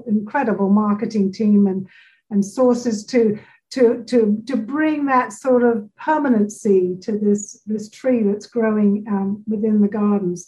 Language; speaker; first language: English; native; English